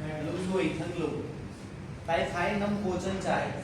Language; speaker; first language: Vietnamese; non-native, learner; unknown